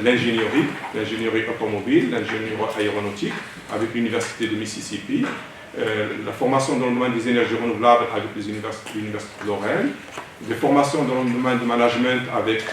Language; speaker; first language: French; non-native, local second language; Arabic